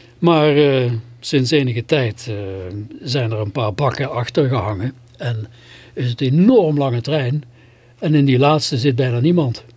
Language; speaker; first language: Dutch; native; Dutch